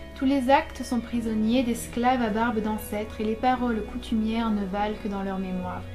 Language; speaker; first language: French; native; French